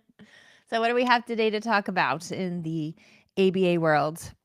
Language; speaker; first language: English; native; English